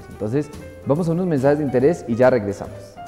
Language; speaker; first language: Spanish; native; Spanish